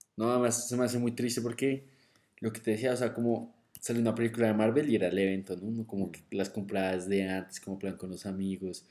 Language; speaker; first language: Spanish; native; Spanish